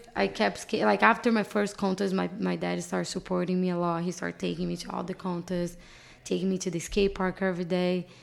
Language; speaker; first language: English; non-native, fluent; Portuguese